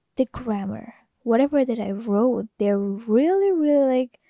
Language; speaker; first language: English; non-native, fluent; Indonesian